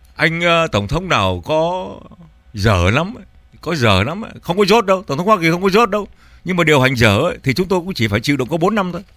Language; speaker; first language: Vietnamese; native; Vietnamese